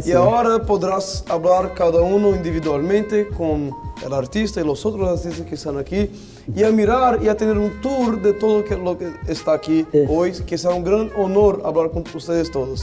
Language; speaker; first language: Spanish; non-native, fluent; Portuguese